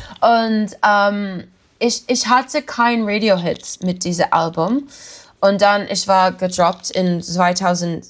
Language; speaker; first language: German; non-native, learner; English